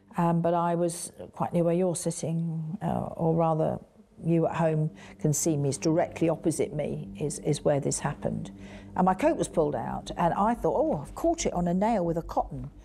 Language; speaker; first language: English; native; English